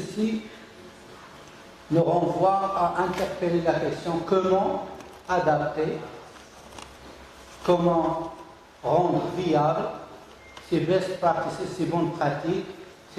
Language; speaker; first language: French; non-native, local second language; Arabic